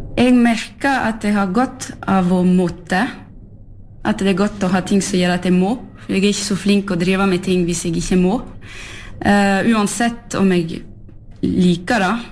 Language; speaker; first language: Norwegian; non-native, fluent; French